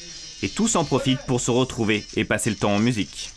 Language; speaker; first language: French; native; French